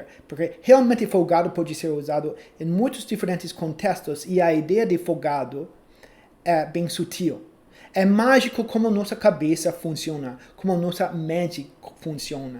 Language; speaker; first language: Portuguese; non-native, fluent; English